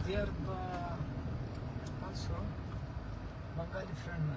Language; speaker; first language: English; non-native, learner; Nepali